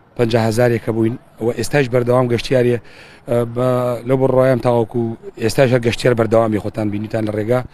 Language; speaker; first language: Central Kurdish; native; Central Kurdish